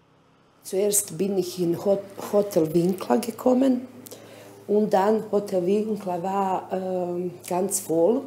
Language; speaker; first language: German; non-native, learner; Bosnian